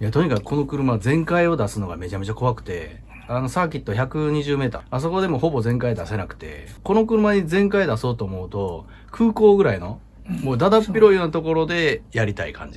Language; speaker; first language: Japanese; native; Japanese